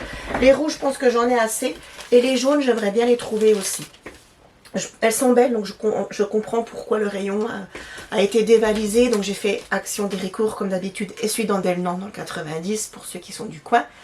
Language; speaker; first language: French; native; French